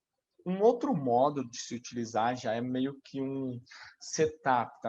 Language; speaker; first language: Portuguese; native; Portuguese